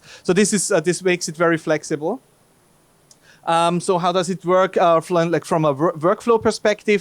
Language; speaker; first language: English; non-native, fluent; German